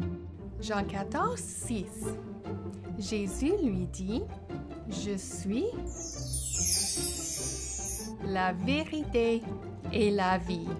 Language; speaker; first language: French; native; French